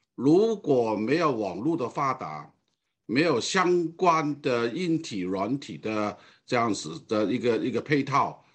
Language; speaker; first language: Chinese; non-native, fluent; Cantonese